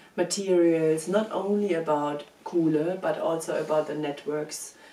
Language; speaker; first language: English; non-native, fluent; German